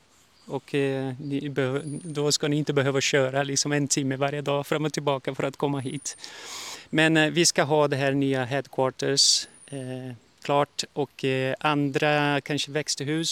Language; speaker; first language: Swedish; early bilingual, heritage; Portuguese